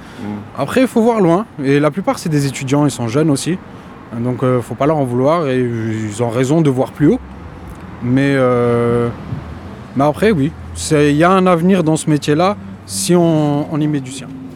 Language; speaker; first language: French; native; French